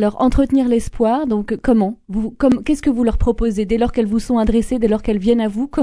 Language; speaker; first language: French; native; French